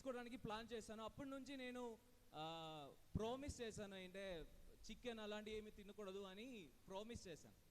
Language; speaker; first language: Telugu; non-native, fluent; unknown